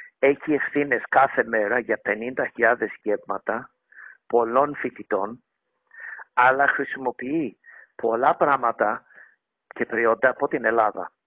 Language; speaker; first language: Greek; early bilingual, heritage; Greek